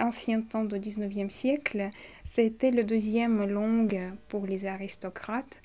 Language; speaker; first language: French; non-native, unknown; Russian